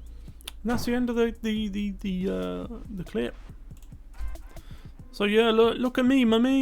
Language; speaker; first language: English; native; English